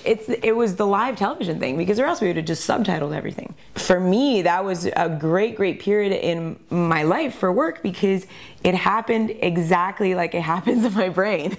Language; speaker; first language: English; early bilingual, other home language; French